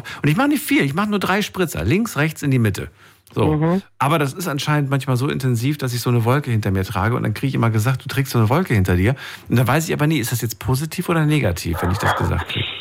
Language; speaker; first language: German; native; German